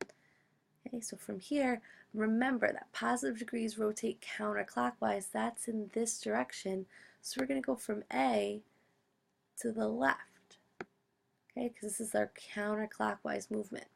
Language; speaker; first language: English; native; English